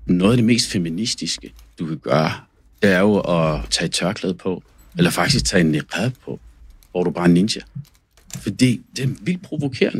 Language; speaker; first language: Danish; native; Danish